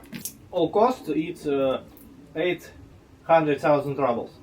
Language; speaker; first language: English; non-native, learner; Russian